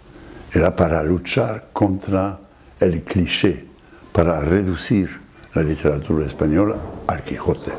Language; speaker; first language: Spanish; non-native, fluent; French